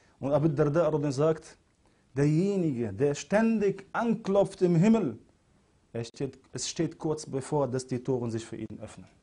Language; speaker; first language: German; non-native, fluent; Arabic